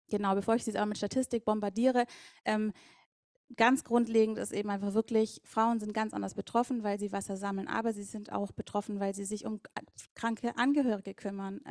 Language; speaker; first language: German; native; German